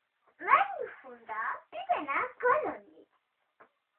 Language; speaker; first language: Turkish; non-native, learner; Azerbaijani